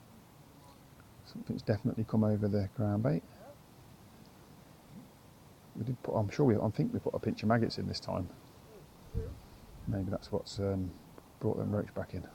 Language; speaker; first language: English; native; English